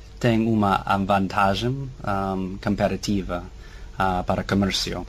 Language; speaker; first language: Portuguese; non-native, fluent; English